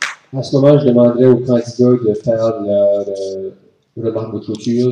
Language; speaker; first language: French; native; French